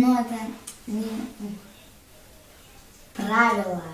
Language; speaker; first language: Russian; early bilingual, heritage; Russian